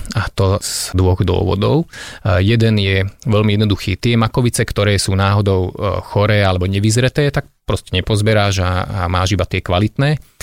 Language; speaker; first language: Slovak; non-native, local second language; Hungarian